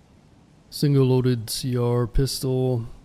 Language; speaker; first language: English; native; English